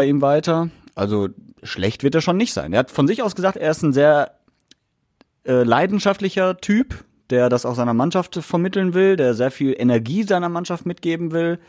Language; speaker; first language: German; native; German